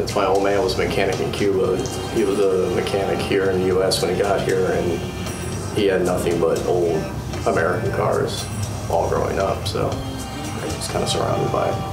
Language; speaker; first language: English; native; English